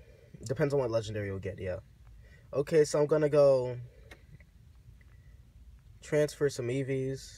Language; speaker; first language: English; native; English